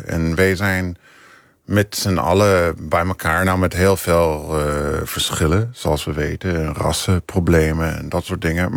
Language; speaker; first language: Dutch; non-native, fluent; English